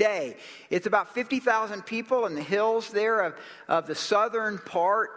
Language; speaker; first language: English; native; English